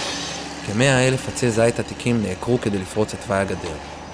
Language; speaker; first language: Hebrew; native; Hebrew